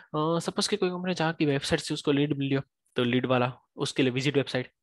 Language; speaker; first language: Hindi; native; Hindi